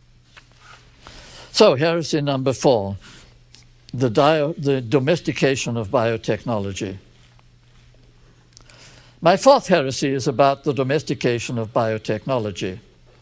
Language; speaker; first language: English; native; English